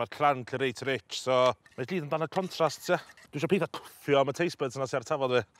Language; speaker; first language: Welsh; native; Welsh